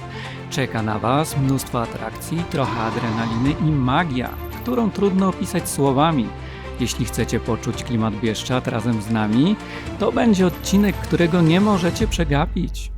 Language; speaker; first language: Polish; native; Polish